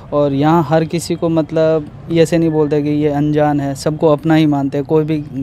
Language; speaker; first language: Hindi; native; Hindi